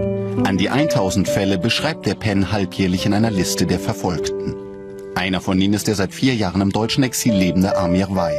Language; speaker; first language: German; native; German